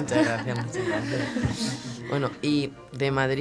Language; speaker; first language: Spanish; native; Spanish